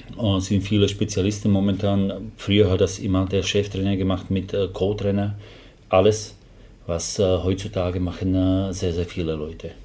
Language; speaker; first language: German; non-native, fluent; Slovak